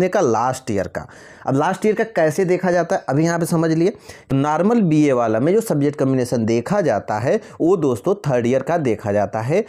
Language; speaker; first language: Hindi; native; Hindi